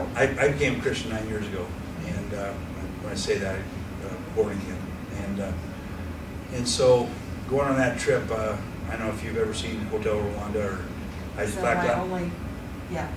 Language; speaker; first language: English; native; English